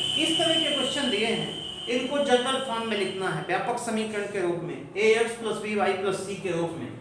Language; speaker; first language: Hindi; native; Hindi